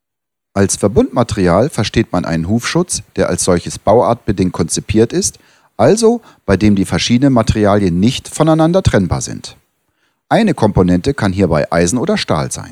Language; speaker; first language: German; native; German